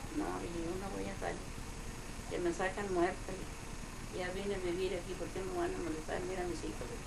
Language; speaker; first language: Spanish; non-native, local second language; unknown